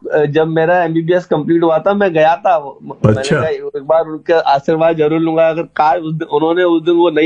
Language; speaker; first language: Hindi; native; Hindi